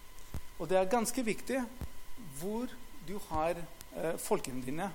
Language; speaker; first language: Norwegian; non-native, fluent; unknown